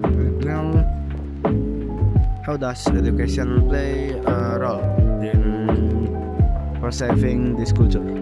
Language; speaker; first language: English; non-native, learner; Indonesian